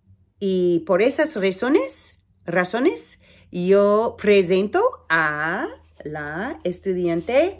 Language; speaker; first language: Spanish; non-native, fluent; English